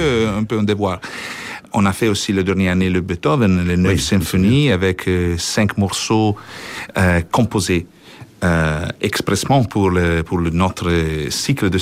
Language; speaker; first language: French; non-native, fluent; Italian